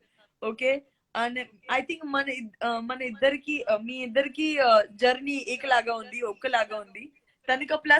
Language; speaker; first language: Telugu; non-native, learner; Gujarati